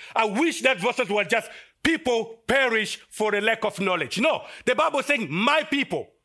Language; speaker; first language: English; non-native, fluent; Lingala